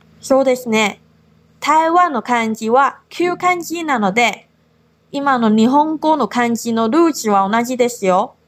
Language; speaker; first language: Japanese; non-native, fluent; Chinese